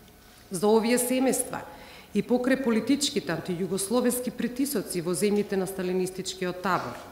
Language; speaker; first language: Macedonian; native; Macedonian